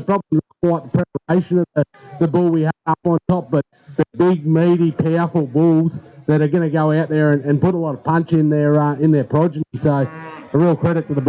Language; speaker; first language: English; native; English